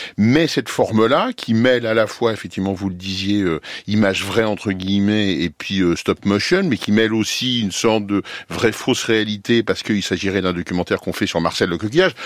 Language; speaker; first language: French; native; French